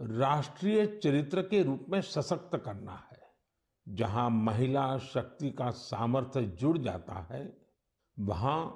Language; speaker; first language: Hindi; non-native, local second language; Gujarati